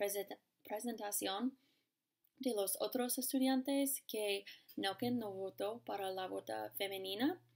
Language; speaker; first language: Spanish; non-native, learner; English